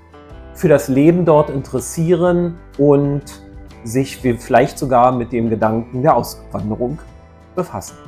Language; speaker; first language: German; native; German